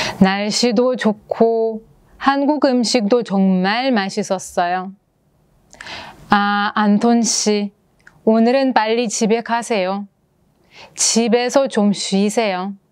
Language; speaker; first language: Korean; non-native, fluent; Russian